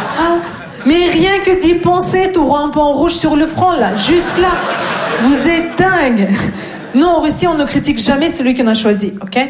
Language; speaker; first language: French; non-native, fluent; Russian